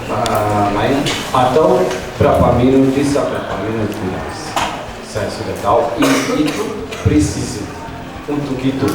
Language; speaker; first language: Indonesian; non-native, learner; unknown